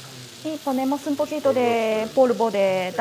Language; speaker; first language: Spanish; non-native, fluent; Japanese